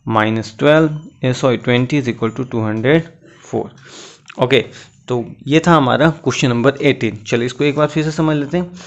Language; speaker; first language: Hindi; native; Hindi